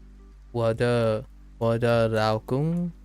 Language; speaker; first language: Chinese; non-native, learner; English